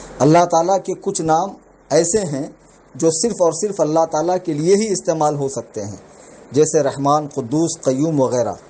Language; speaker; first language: Urdu; native; Urdu